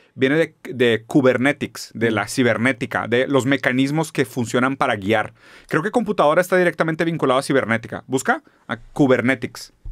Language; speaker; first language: Spanish; non-native, fluent; German